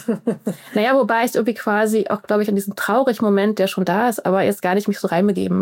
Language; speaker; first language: German; native; German